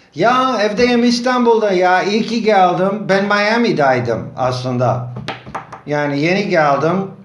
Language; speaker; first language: Turkish; non-native, fluent; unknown